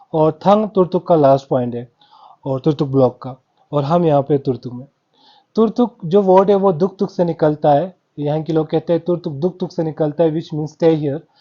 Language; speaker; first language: Hindi; non-native, local second language; Balti